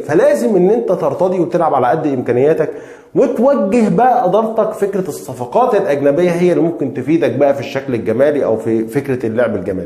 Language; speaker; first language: Arabic; native; Arabic